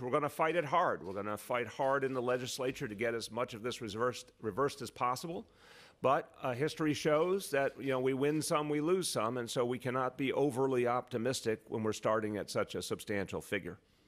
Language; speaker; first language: English; native; English